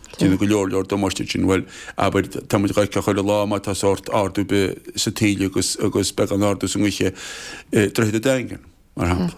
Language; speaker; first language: Irish; native; Irish